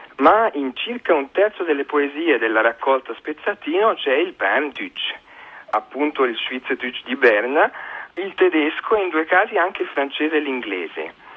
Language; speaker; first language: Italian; early bilingual, heritage; Italian